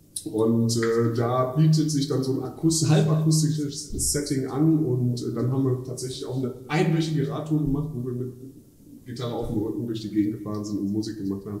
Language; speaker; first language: German; native; German